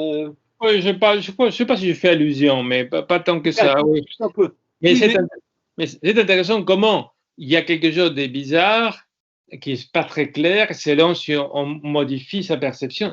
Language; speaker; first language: French; non-native, fluent; Spanish